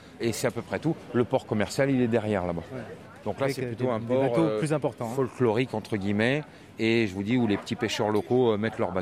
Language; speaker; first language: French; native; French